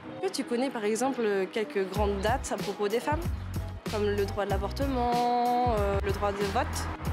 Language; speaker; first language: French; native; French